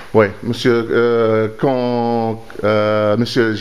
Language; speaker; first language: French; non-native, learner; English